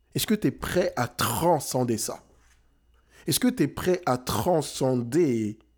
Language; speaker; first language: French; native; French